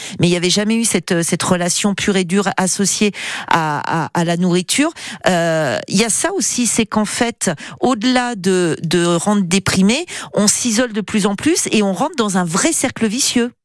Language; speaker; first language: French; native; French